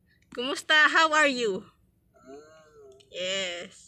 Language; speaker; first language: English; non-native, learner; Filipino